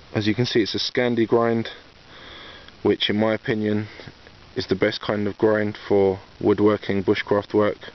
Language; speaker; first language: English; native; English